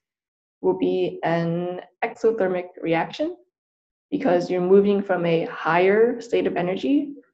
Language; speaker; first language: English; native; English